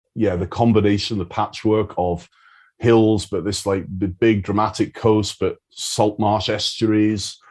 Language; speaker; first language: English; native; English